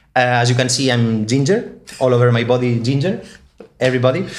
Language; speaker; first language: English; non-native, fluent; Catalan